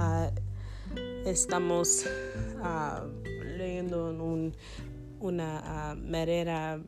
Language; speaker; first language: Spanish; non-native, learner; English